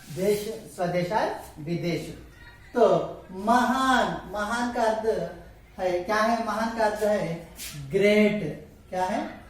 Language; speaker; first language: Hindi; non-native, local second language; Telugu